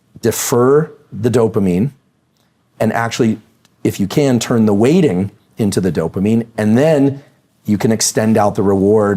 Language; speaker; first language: English; native; English